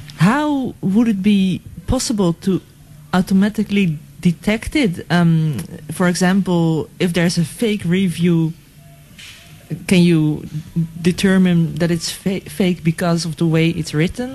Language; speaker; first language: English; non-native, fluent; Dutch